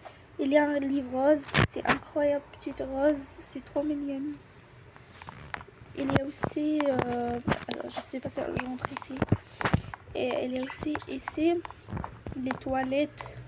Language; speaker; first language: French; non-native, learner; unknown